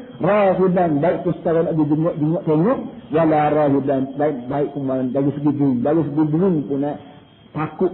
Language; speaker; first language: Malay; native; Malay